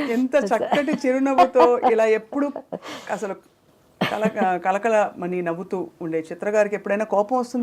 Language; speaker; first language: Telugu; native; Telugu